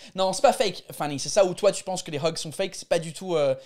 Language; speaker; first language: French; non-native, fluent; English